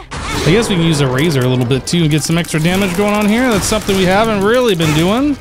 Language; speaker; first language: English; native; English